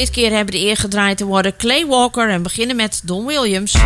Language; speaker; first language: Dutch; native; Dutch